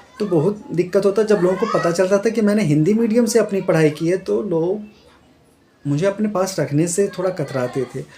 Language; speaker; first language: Hindi; native; Hindi